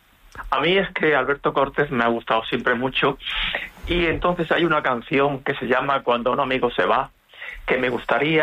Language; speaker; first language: Spanish; native; Spanish